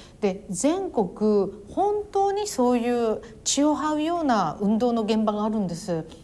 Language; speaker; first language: Japanese; native; Japanese